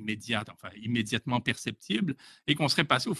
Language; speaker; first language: French; native; French